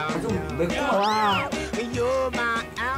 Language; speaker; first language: Korean; native; Korean